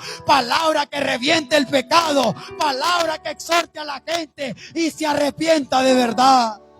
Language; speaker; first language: Spanish; native; Spanish